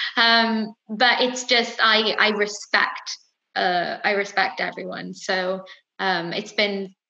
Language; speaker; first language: English; native; English